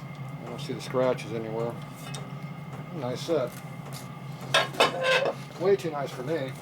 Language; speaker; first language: English; native; English